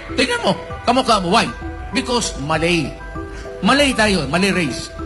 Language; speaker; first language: Filipino; non-native, local second language; Cebuano